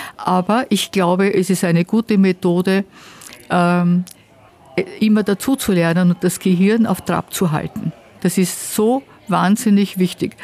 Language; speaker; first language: German; native; German